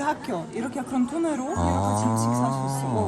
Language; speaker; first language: Korean; non-native, learner; Russian